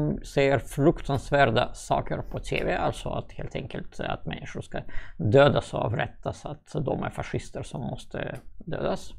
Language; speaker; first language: Swedish; non-native, fluent; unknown